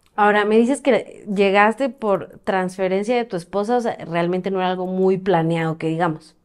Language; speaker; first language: Spanish; native; Spanish